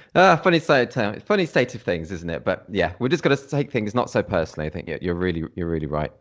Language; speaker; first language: English; native; English